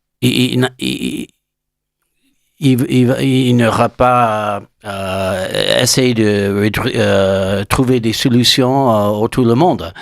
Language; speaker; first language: French; non-native, learner; English